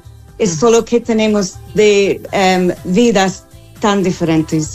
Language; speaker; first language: Spanish; non-native, fluent; English